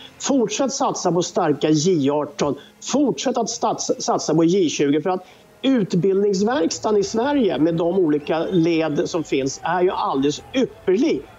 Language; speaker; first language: Swedish; native; Swedish